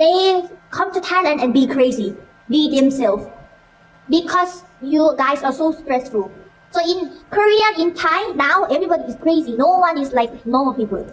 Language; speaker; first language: English; non-native, learner; Korean